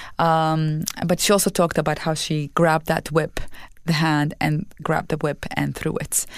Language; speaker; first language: English; non-native, fluent; Arabic